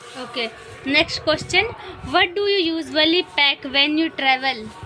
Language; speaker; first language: English; non-native, learner; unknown